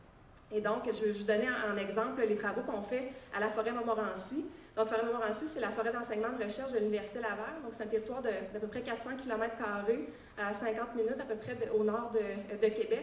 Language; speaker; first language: French; native; French